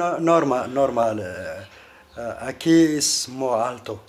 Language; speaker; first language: Spanish; non-native, learner; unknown